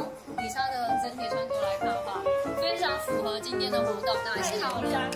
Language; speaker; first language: Chinese; native; Chinese